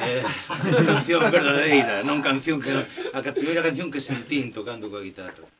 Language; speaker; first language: Galician; non-native, local second language; Spanish